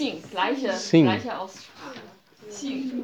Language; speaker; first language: German; non-native, learner; Chinese